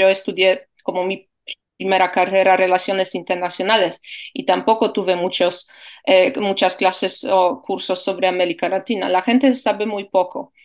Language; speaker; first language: Spanish; non-native, fluent; Polish